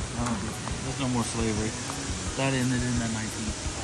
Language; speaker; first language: English; native; English